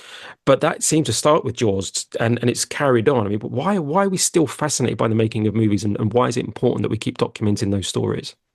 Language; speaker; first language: English; native; English